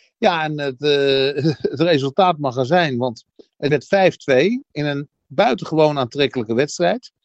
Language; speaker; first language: Dutch; native; Dutch